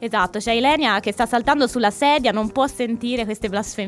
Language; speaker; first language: Italian; native; Italian